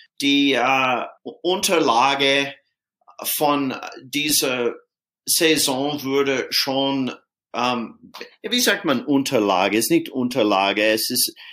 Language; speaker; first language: German; non-native, fluent; English